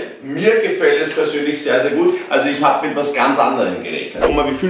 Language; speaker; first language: German; native; German